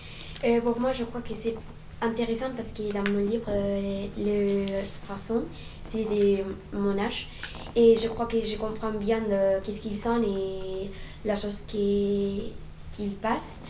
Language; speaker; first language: French; non-native, learner; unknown